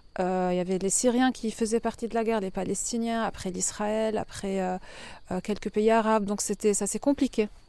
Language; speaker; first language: French; non-native, fluent; Arabic